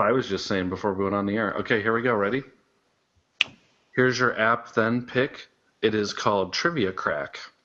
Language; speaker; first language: English; native; English